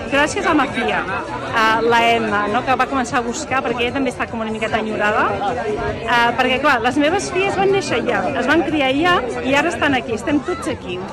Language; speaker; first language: Catalan; early bilingual, heritage; Catalan